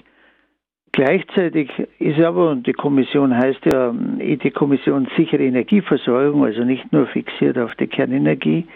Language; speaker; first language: German; native; German